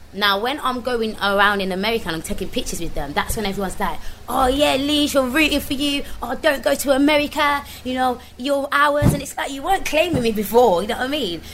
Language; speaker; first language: English; native; English